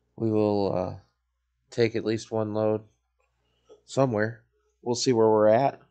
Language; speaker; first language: English; native; English